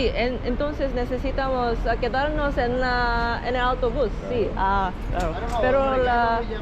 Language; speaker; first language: Spanish; non-native, learner; Korean